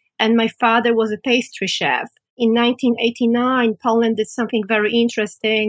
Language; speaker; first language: English; non-native, fluent; Polish